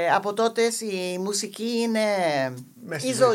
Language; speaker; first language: Greek; non-native, fluent; English